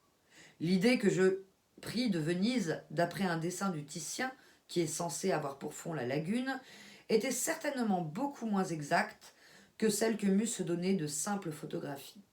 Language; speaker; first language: French; native; French